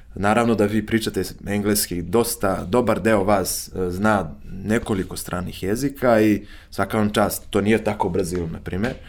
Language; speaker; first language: Serbian; non-native, fluent; Portuguese